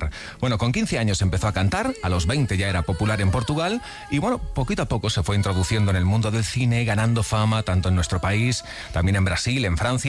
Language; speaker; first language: Spanish; native; Spanish